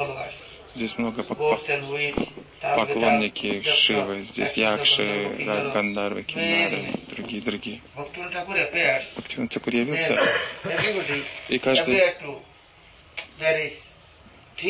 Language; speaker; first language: Russian; non-native, learner; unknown